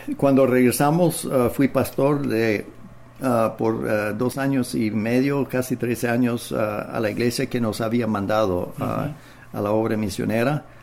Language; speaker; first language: Spanish; non-native, fluent; English